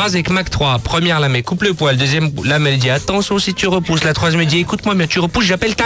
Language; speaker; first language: French; native; French